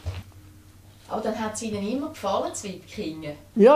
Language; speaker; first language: German; native; German